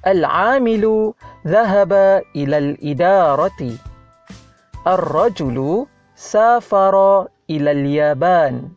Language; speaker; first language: Arabic; non-native, fluent; Malay